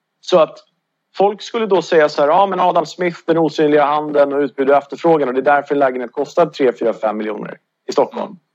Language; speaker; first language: Swedish; native; Swedish